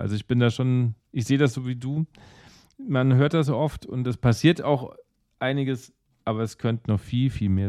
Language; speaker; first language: German; native; German